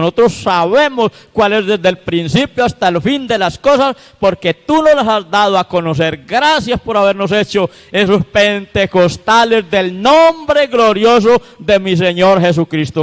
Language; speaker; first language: Spanish; native; Spanish